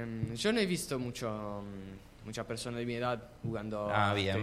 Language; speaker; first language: Spanish; non-native, learner; Italian